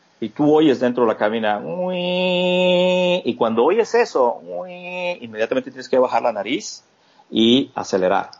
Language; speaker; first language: Spanish; native; Spanish